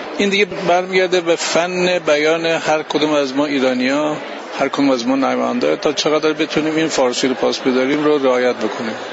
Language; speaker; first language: Persian; native; Persian